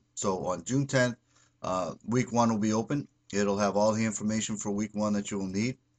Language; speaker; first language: English; native; English